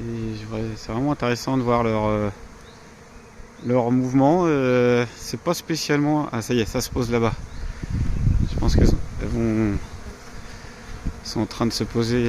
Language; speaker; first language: French; native; French